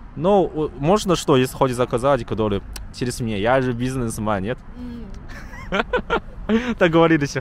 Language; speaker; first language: Russian; non-native, learner; Chinese